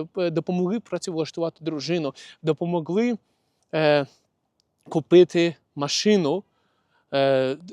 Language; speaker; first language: Ukrainian; non-native, local second language; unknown